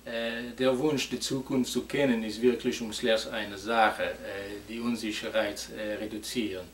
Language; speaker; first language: German; non-native, fluent; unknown